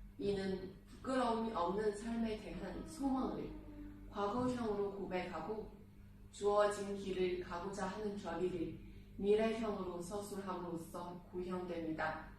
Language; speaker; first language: Korean; non-native, fluent; Chinese